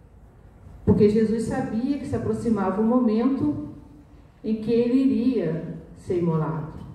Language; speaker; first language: Portuguese; native; Portuguese